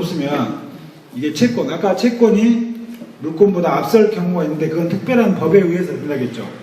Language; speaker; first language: Korean; native; Korean